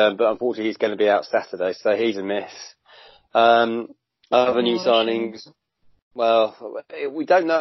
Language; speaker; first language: English; native; English